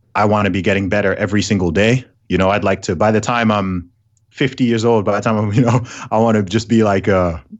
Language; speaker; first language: English; early bilingual, other home language; Arabic